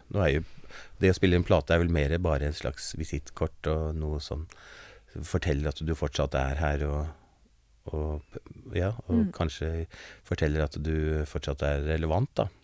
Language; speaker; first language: Norwegian; native; Norwegian